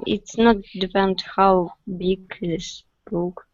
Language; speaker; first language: English; non-native, learner; Russian